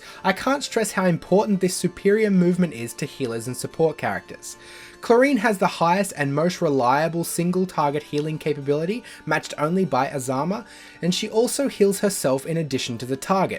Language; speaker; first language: English; native; English